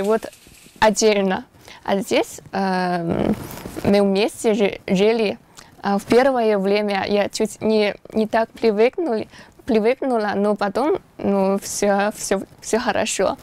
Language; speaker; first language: Russian; non-native, learner; Chinese